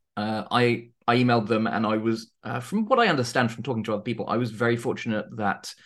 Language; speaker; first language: English; native; English